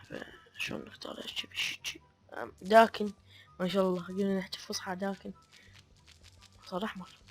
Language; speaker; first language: Arabic; native; Arabic